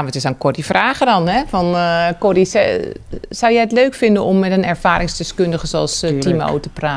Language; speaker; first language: Dutch; native; Dutch